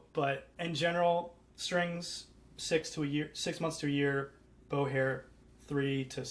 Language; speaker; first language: English; native; English